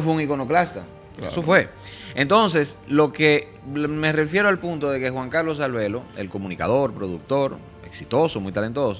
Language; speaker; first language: Spanish; native; Spanish